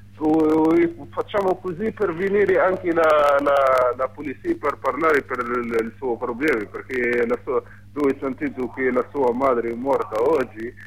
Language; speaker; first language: Italian; non-native, learner; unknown